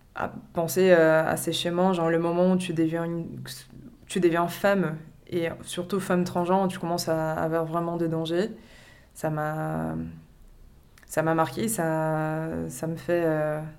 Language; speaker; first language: French; non-native, fluent; Portuguese